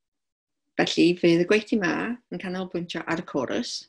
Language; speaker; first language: Welsh; non-native, local second language; English